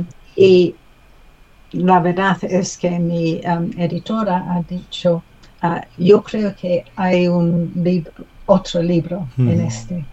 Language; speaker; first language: Spanish; non-native, learner; English